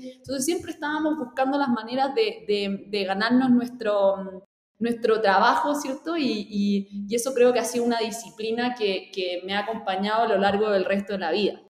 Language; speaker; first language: Spanish; native; Spanish